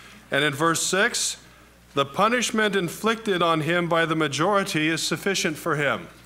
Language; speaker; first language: English; native; English